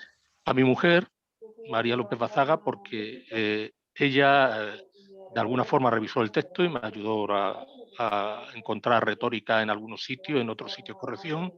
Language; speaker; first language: Spanish; native; Spanish